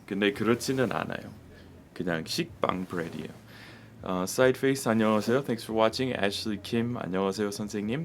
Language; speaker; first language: Korean; non-native, fluent; English